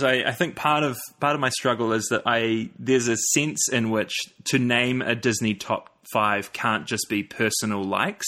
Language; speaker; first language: English; native; English